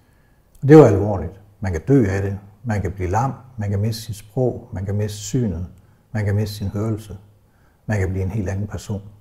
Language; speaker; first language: Danish; native; Danish